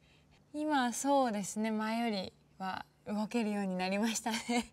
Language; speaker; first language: Japanese; native; Japanese